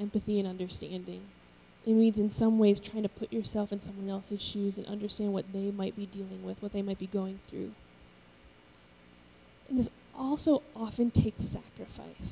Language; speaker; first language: English; native; English